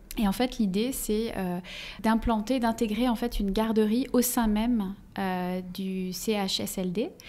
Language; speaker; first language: French; native; French